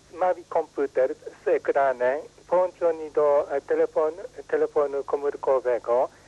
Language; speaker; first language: Polish; non-native, learner; Japanese